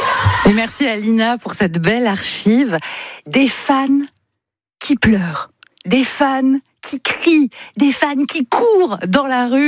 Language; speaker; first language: French; native; French